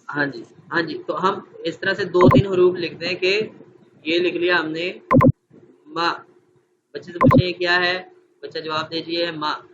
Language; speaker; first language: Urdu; non-native, local second language; Punjabi